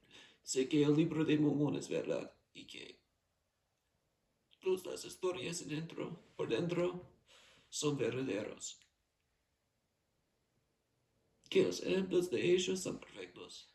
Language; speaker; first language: Spanish; non-native, fluent; English